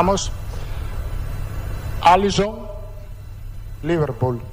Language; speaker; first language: Portuguese; non-native, fluent; Italian